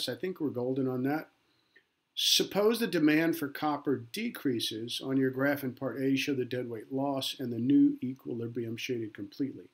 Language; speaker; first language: English; native; English